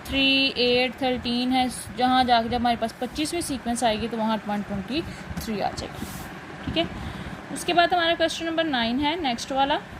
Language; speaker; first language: Hindi; non-native, local second language; Punjabi